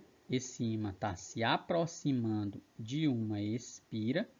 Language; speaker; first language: Portuguese; native; Portuguese